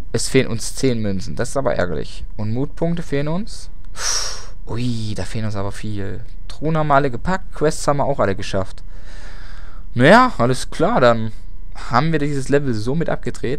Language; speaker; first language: German; native; German